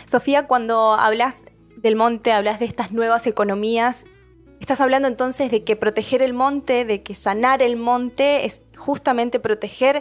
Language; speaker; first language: Spanish; native; Spanish